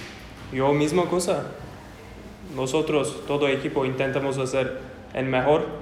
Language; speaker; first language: Spanish; non-native, learner; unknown